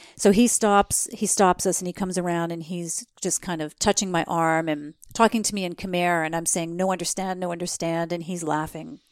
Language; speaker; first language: English; native; English